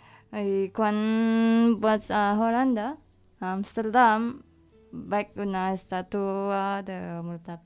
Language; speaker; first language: Catalan; non-native, learner; Indonesian